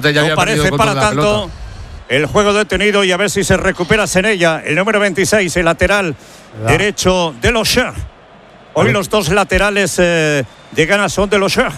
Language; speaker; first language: Spanish; native; Spanish